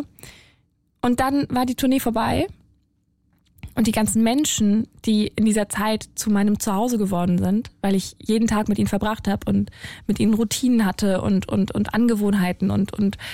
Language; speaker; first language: German; native; German